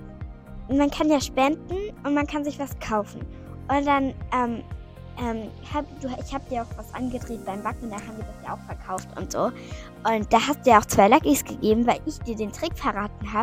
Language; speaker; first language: German; native; German